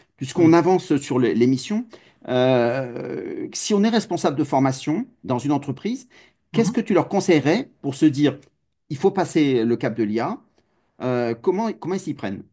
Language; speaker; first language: French; native; French